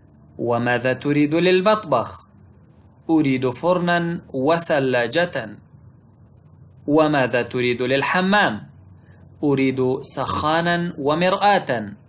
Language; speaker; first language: Arabic; non-native, fluent; Pashto